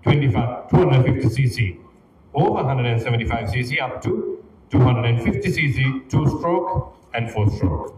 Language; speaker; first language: English; non-native, local second language; Sinhala